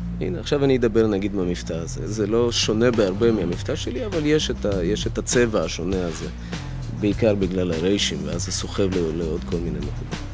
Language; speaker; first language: Hebrew; early bilingual, other home language; Russian